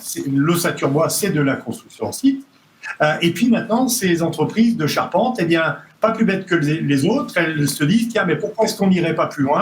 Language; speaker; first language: French; native; French